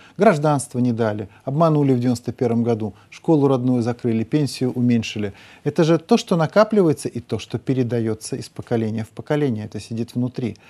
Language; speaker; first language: Russian; native; Russian